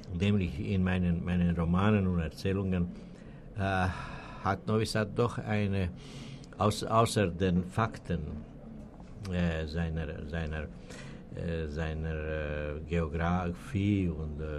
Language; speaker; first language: German; non-native, fluent; Serbian